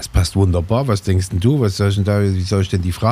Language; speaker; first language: German; native; German